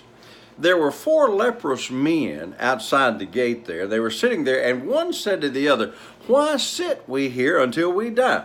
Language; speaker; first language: English; native; English